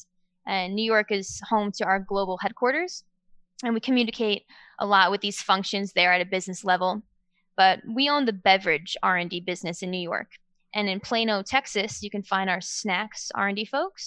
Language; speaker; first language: English; native; English